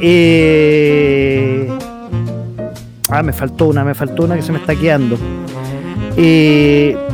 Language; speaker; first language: Spanish; native; Spanish